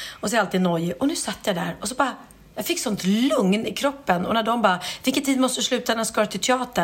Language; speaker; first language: Swedish; native; Swedish